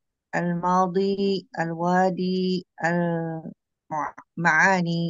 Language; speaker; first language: Arabic; non-native, learner; Indonesian